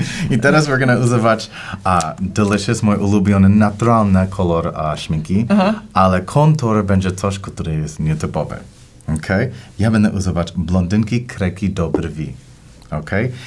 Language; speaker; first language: Polish; non-native, learner; English